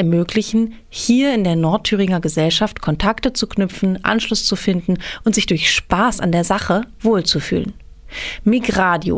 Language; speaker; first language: German; native; German